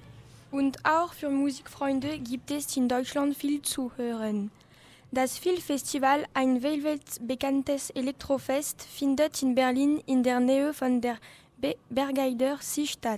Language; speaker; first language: German; non-native, learner; French